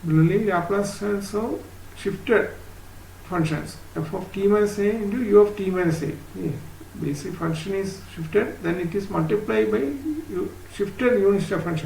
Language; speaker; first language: English; non-native, local second language; Malayalam